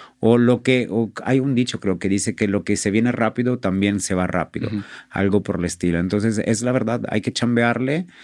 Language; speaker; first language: Spanish; non-native, fluent; Italian